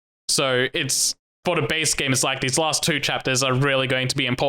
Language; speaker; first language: English; native; English